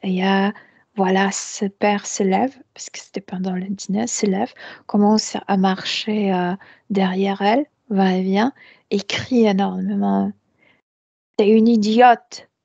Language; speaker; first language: French; non-native, fluent; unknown